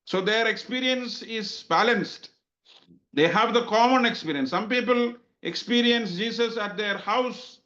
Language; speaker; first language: English; non-native, local second language; Malayalam